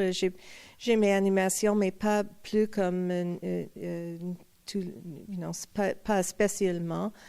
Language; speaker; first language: French; non-native, fluent; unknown